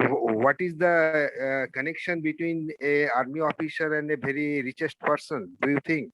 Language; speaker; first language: English; non-native, learner; Hindi